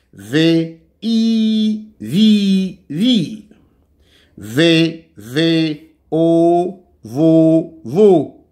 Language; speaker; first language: French; non-native, local second language; Arabic